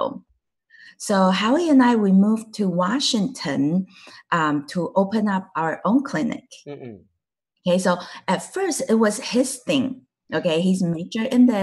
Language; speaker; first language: English; non-native, fluent; Chinese